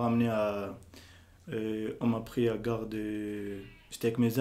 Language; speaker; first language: French; non-native, learner; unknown